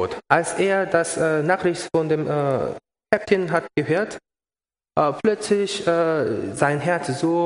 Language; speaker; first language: German; non-native, learner; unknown